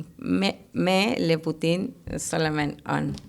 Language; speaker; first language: French; non-native, learner; Spanish